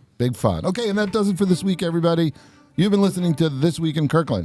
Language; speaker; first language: English; native; English